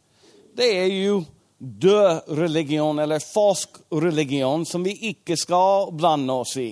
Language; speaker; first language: Norwegian; non-native, fluent; English